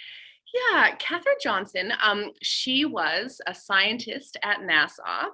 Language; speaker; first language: English; native; English